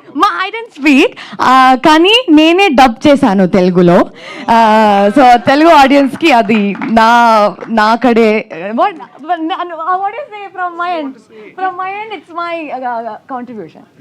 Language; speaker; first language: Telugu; non-native, learner; Kannada